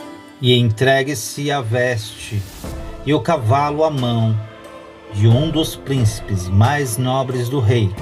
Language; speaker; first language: Portuguese; native; Portuguese